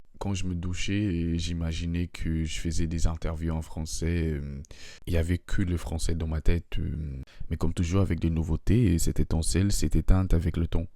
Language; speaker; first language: French; non-native, fluent; English